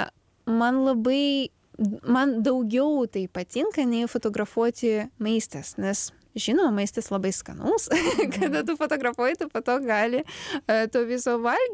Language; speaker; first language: Lithuanian; non-native, learner; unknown